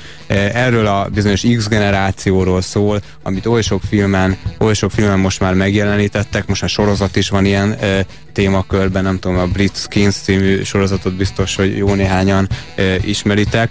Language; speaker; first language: Hungarian; native; Hungarian